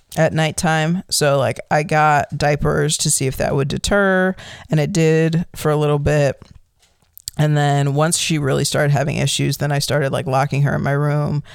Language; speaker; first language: English; native; English